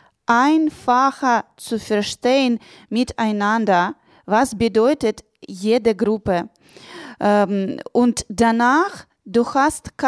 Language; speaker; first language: German; non-native, learner; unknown